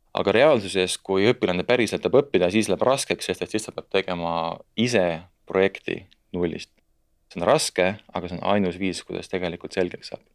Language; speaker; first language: Estonian; native; Estonian